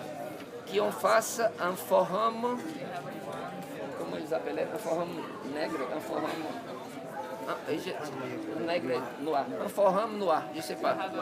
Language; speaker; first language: French; non-native, fluent; Portuguese